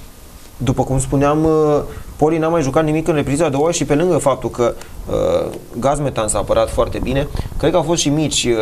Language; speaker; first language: Romanian; native; Romanian